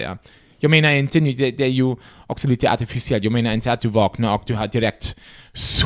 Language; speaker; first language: Swedish; non-native, fluent; German